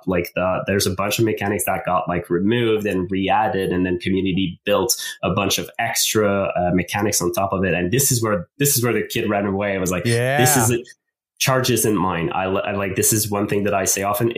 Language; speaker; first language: English; non-native, fluent; French